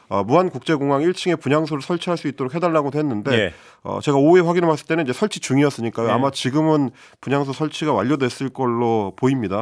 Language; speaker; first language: Korean; native; Korean